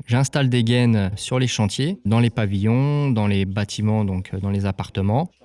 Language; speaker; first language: French; native; French